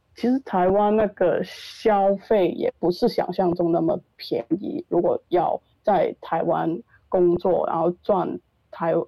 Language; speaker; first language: Chinese; non-native, local second language; Cantonese